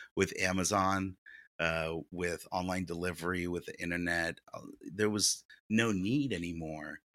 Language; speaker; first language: English; early bilingual, other home language; Russian